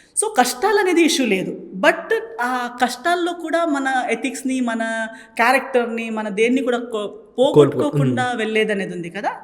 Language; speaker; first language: Telugu; non-native, fluent; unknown